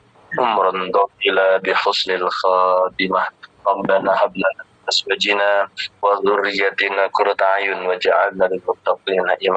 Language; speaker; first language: Indonesian; native; Indonesian